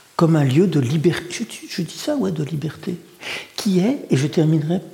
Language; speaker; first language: French; early bilingual, other home language; Russian